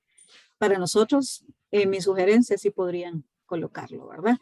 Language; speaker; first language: Spanish; native; Spanish